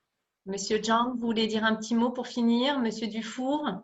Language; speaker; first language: French; native; French